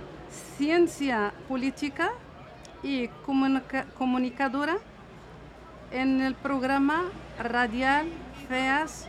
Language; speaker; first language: Spanish; non-native, fluent; Arabic